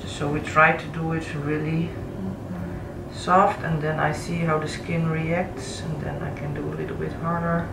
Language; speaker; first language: English; non-native, fluent; Dutch